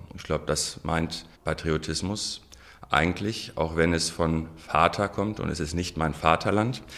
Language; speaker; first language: German; non-native, local second language; Arabic